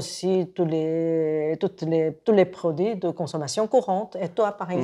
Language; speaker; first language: French; non-native, fluent; Korean